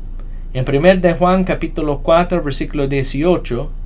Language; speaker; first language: Spanish; non-native, fluent; English